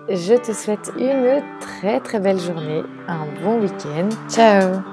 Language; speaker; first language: French; native; French